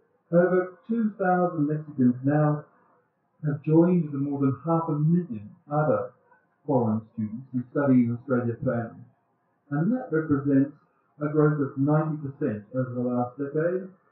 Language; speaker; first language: English; native; English